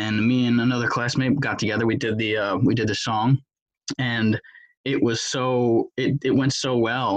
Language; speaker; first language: English; native; English